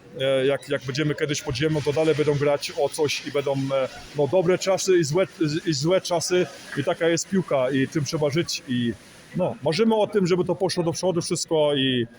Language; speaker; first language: Polish; early bilingual, heritage; Polish